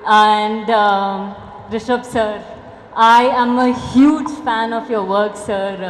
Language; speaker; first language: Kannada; non-native, local second language; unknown